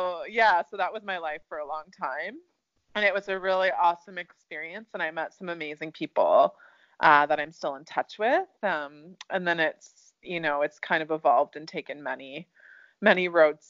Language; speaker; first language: English; native; English